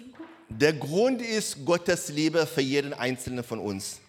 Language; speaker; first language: German; non-native, learner; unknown